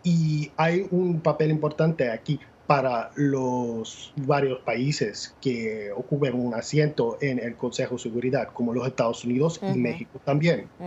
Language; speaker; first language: Spanish; non-native, fluent; English